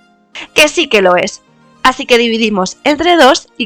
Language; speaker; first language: Spanish; native; Spanish